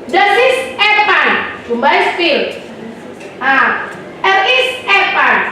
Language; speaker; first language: German; non-native, learner; Indonesian